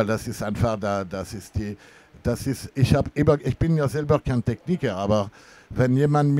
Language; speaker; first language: German; non-native, fluent; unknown